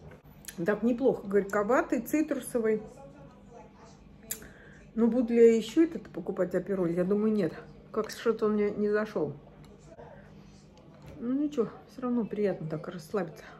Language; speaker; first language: Russian; native; Russian